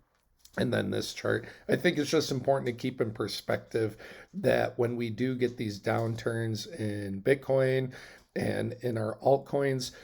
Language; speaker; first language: English; native; English